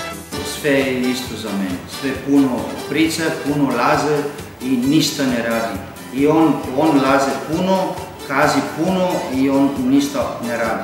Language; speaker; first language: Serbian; non-native, learner; Greek